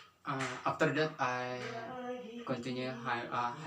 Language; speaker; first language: English; non-native, learner; Indonesian